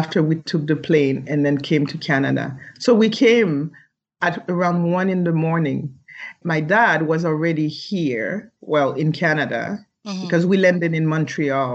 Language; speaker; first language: English; early bilingual, other home language; French